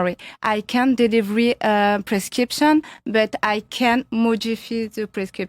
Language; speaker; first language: English; non-native, learner; French